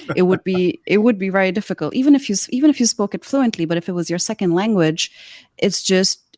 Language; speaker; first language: English; non-native, local second language; Urdu